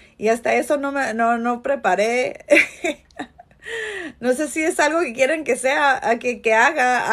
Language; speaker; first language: Spanish; early bilingual, heritage; Spanish